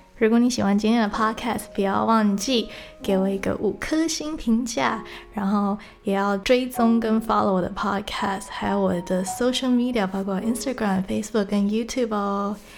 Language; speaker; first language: Chinese; native; Chinese